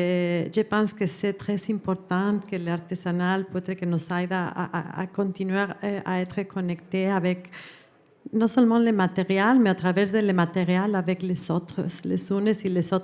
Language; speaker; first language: French; non-native, fluent; Spanish